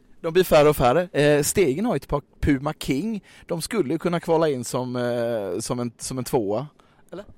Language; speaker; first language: Swedish; native; Swedish